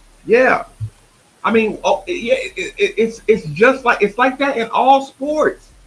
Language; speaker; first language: English; native; English